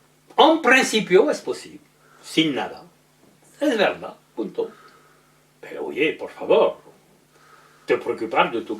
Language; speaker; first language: Spanish; non-native, learner; French